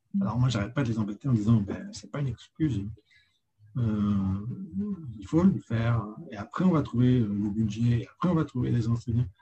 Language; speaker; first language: French; native; French